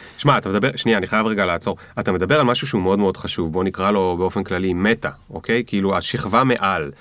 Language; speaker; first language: Hebrew; native; Hebrew